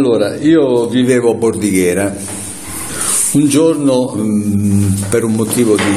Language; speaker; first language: Italian; native; Italian